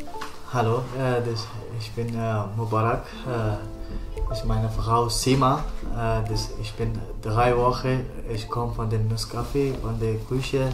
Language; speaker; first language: German; non-native, learner; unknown